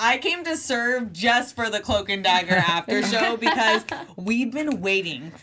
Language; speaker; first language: English; native; English